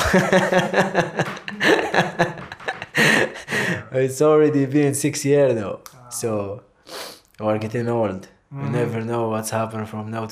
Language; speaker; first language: English; non-native, learner; Arabic